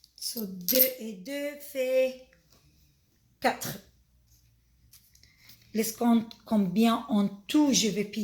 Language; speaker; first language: French; non-native, fluent; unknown